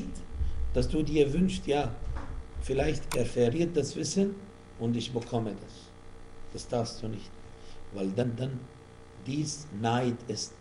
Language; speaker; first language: German; non-native, fluent; Arabic